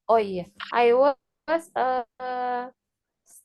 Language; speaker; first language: English; non-native, learner; Indonesian